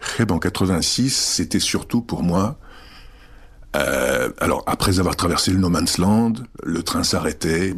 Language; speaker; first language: French; early bilingual, other home language; Czech